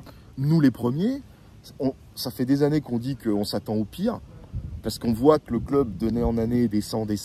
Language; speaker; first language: French; native; French